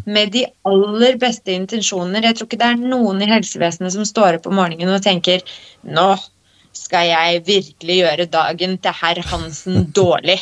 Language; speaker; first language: Norwegian; early bilingual, other home language; Polish